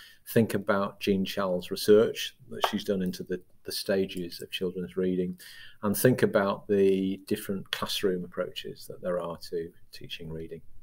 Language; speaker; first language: English; native; English